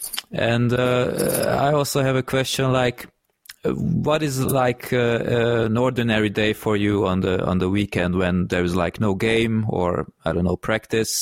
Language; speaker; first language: English; non-native, fluent; Hungarian